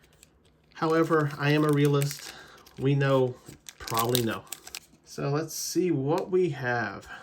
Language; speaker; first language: English; native; English